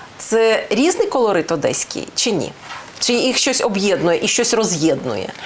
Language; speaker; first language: Ukrainian; non-native, local second language; Russian